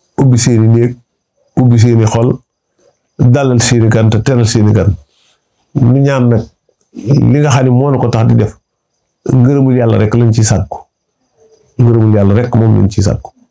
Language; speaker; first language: Wolof; native; Wolof